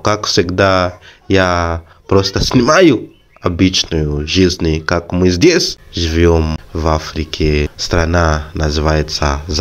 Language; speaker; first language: Russian; non-native, fluent; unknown